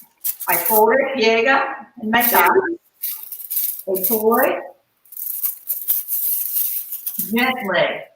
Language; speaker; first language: Italian; non-native, learner; English